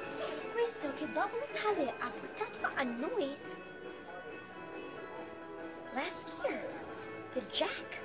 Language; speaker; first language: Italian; early bilingual, heritage; English